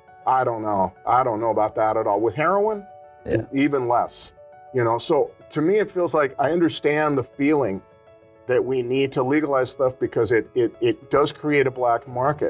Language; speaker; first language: English; native; English